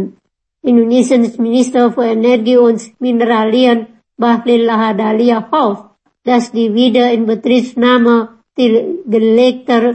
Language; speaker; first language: German; non-native, fluent; Indonesian